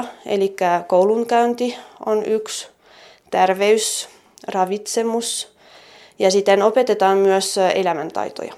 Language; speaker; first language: Finnish; non-native, fluent; French